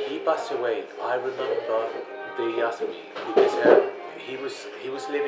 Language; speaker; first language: English; non-native, fluent; Spanish